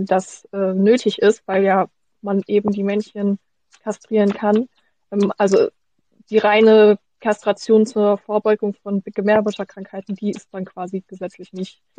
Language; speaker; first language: German; native; German